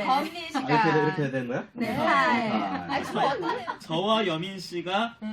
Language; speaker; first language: Korean; native; Korean